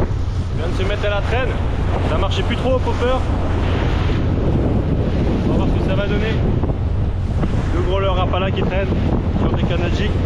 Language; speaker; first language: French; native; French